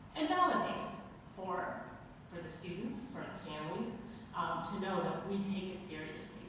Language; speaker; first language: English; native; English